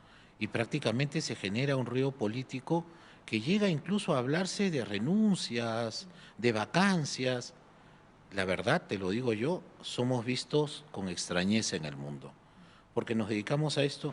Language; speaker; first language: Spanish; native; Spanish